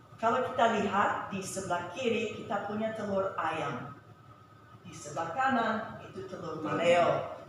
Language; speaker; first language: Indonesian; non-native, fluent; English